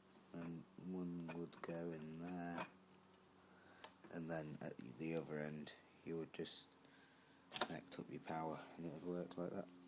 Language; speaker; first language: English; native; English